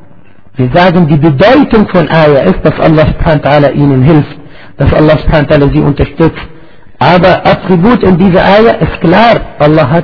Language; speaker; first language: German; non-native, fluent; Arabic